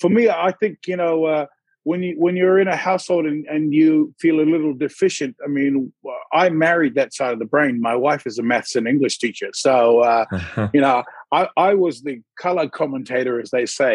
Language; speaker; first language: English; native; English